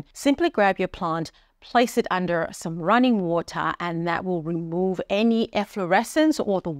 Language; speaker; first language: English; native; English